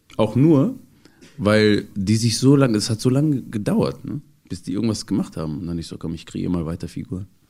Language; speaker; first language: German; early bilingual, other home language; Tigrinya